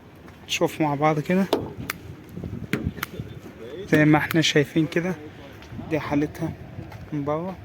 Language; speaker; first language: Arabic; native; Arabic